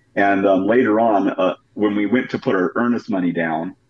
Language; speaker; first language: English; native; English